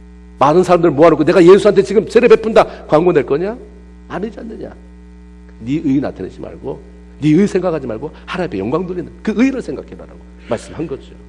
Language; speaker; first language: Korean; native; Korean